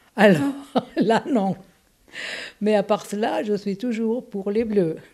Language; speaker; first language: French; non-native, fluent; German